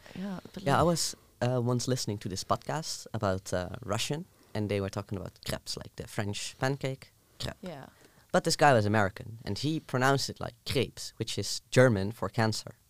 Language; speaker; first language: English; non-native, fluent; Dutch